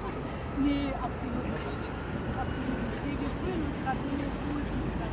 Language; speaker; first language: German; native; German